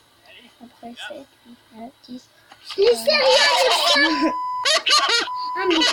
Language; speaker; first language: French; native; French